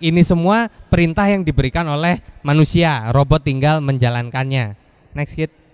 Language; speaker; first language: Indonesian; native; Indonesian